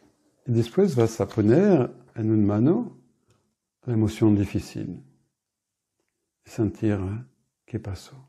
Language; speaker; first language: Spanish; non-native, fluent; French